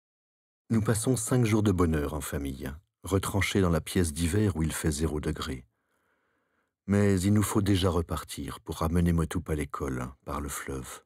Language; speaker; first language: French; native; French